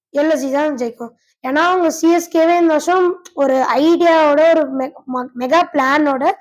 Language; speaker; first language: Tamil; native; Tamil